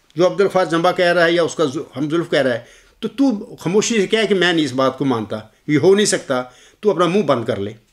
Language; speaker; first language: Urdu; native; Urdu